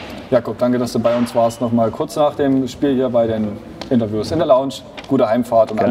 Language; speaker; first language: German; native; German